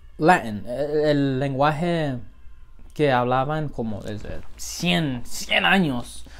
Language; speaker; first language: Spanish; early bilingual, heritage; Spanish